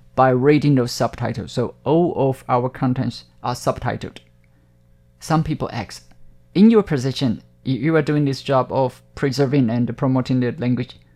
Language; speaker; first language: English; non-native, fluent; Hakka Chinese